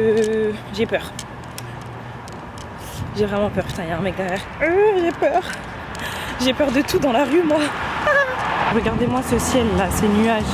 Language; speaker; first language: French; native; French